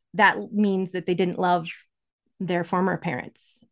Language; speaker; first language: English; native; English